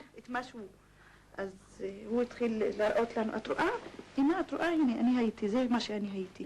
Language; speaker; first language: Hebrew; non-native, local second language; Arabic